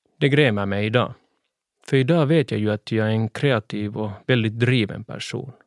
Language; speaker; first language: Swedish; native; Swedish